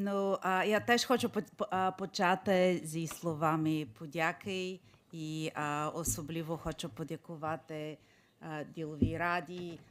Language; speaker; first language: Ukrainian; non-native, fluent; English